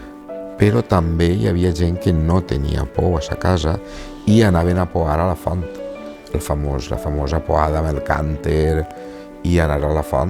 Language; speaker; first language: Catalan; native; Catalan